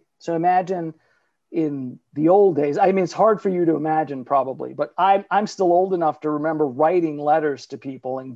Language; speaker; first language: English; early bilingual, other home language; Italian